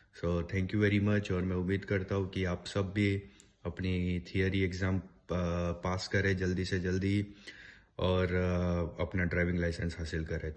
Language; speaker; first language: Hindi; native; Hindi